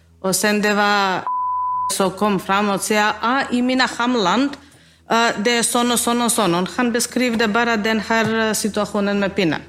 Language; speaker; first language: Swedish; non-native, learner; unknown